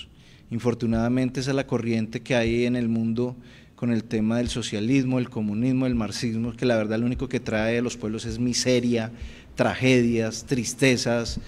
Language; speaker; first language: Spanish; native; Spanish